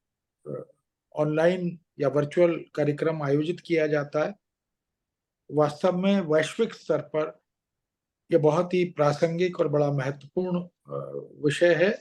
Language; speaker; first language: Hindi; native; Hindi